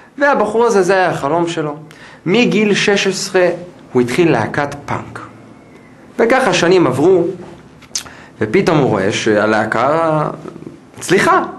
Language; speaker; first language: Hebrew; non-native, fluent; English